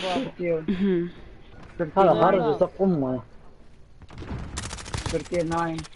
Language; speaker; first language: English; non-native, local second language; Arabic